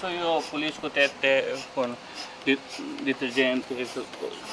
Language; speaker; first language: Italian; non-native, learner; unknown